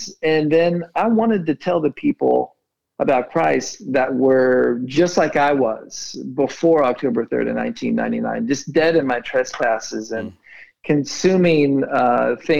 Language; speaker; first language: English; native; English